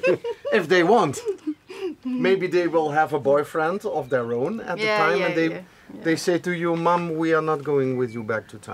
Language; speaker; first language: English; non-native, fluent; Dutch